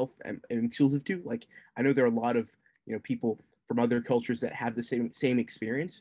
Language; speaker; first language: English; native; English